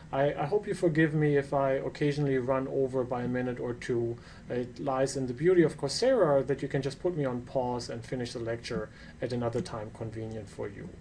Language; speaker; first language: English; non-native, fluent; German